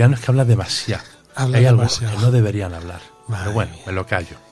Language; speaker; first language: Spanish; native; Spanish